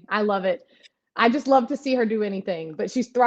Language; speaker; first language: English; native; English